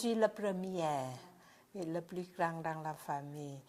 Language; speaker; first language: French; non-native, learner; Vietnamese